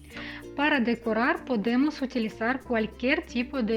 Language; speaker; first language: Spanish; non-native, fluent; Russian